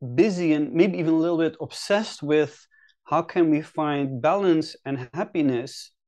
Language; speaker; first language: English; non-native, fluent; Dutch